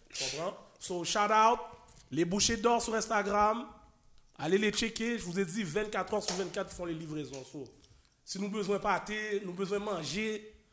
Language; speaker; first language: French; native; French